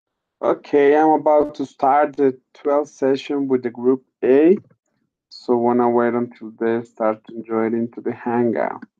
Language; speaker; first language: English; non-native, fluent; Spanish